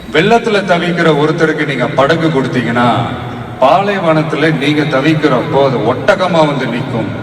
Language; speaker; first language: Tamil; native; Tamil